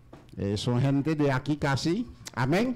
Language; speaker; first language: Spanish; non-native, learner; Haitian Creole